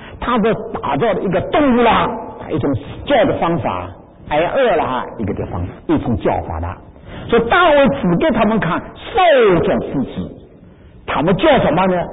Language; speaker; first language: Chinese; native; Chinese